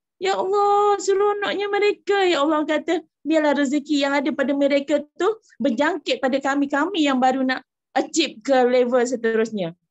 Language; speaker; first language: Malay; native; Malay